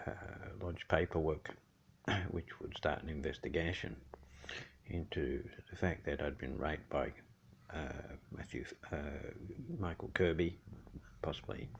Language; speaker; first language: English; native; English